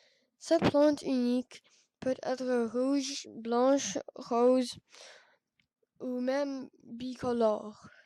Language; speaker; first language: French; non-native, learner; English